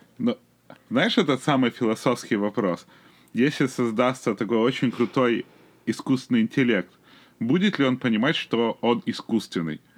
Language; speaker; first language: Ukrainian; non-native, local second language; Russian